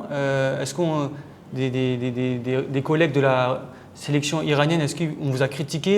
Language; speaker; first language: French; native; French